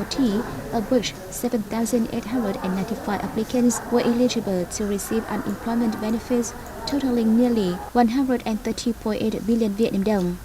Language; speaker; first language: English; non-native, fluent; Vietnamese